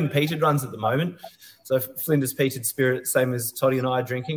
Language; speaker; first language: English; native; English